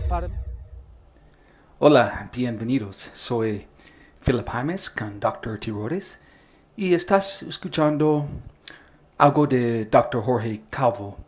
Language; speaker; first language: Spanish; non-native, learner; English